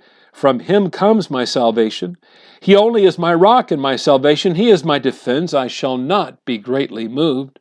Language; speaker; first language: English; native; English